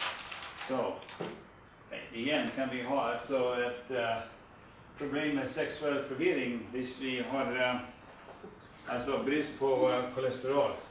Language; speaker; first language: Swedish; non-native, fluent; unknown